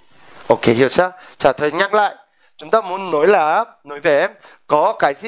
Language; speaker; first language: Vietnamese; non-native, fluent; Korean